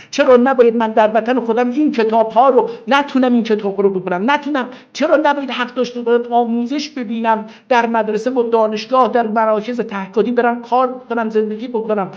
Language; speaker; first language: Persian; non-native, local second language; Azerbaijani